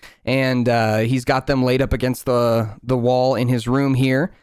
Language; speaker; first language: English; native; English